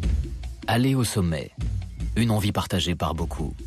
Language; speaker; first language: French; native; French